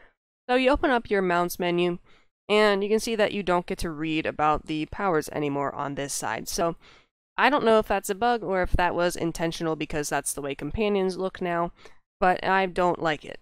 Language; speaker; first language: English; native; English